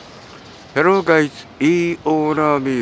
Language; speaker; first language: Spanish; non-native, learner; Japanese